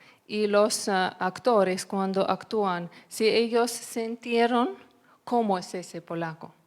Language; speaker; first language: Spanish; non-native, learner; Lithuanian